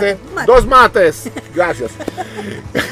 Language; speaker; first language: Spanish; non-native, learner; Italian